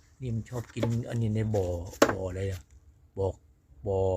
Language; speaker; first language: Thai; native; Thai